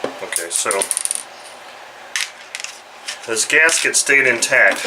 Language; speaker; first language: English; native; English